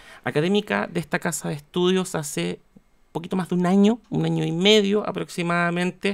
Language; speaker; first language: Spanish; native; Spanish